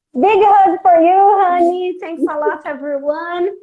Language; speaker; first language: English; non-native, fluent; Portuguese